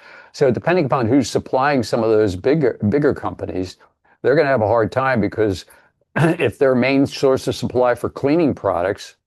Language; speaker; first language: English; native; English